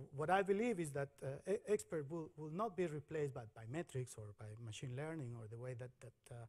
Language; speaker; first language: English; non-native, fluent; Spanish